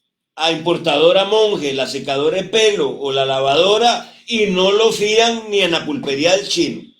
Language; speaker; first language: Spanish; native; Spanish